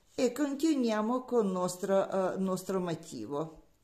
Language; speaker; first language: Italian; non-native, learner; Russian